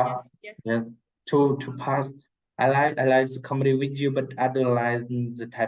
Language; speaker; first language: English; non-native, learner; Vietnamese